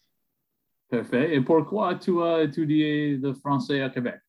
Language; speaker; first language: French; non-native, learner; English